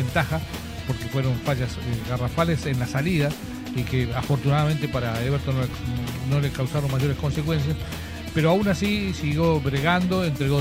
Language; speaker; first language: Spanish; native; Spanish